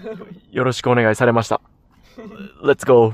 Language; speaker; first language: Japanese; native; Japanese